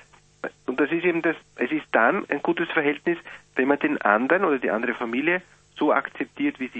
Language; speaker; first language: German; native; German